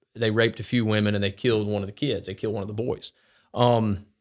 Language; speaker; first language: English; native; English